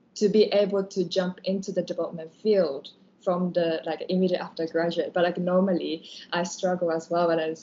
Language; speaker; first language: English; non-native, fluent; Japanese